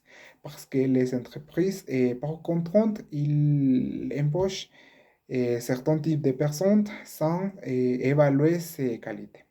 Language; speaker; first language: French; non-native, learner; Spanish